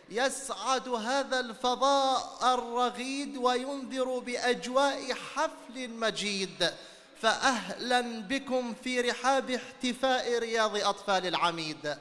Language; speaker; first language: Arabic; native; Arabic